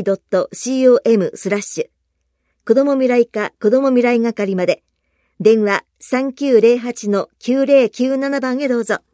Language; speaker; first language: Japanese; native; Japanese